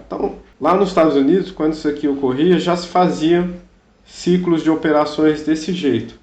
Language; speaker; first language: Portuguese; native; Portuguese